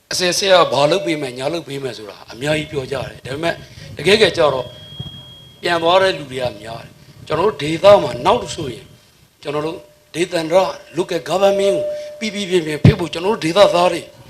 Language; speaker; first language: Burmese; native; Burmese